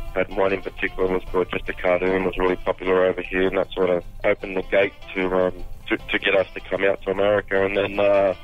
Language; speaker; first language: English; native; English